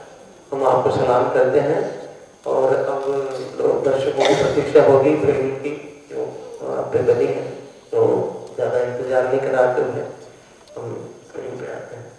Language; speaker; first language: Hindi; native; Hindi